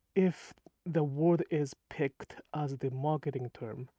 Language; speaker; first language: English; non-native, fluent; Japanese